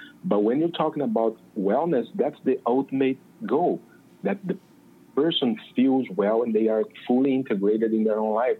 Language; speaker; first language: English; non-native, fluent; Portuguese